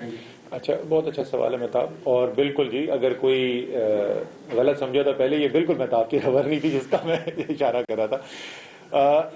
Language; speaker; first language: Urdu; native; Urdu